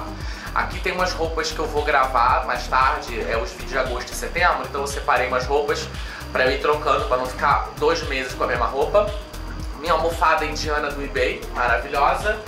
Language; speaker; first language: Portuguese; native; Portuguese